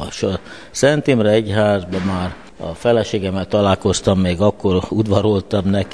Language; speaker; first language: Hungarian; early bilingual, heritage; Hungarian